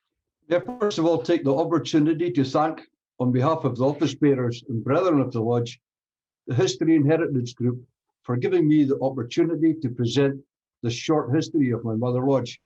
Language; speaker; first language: English; native; English